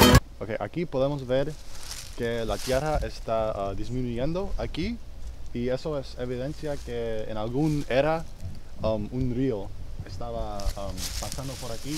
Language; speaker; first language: Spanish; non-native, fluent; English